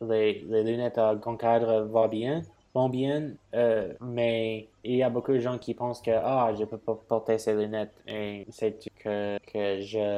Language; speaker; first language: French; non-native, fluent; English